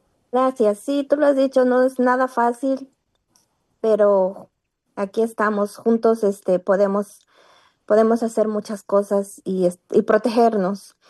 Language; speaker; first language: Spanish; native; Spanish